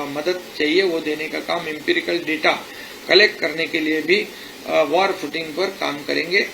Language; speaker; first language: Hindi; non-native, local second language; Marathi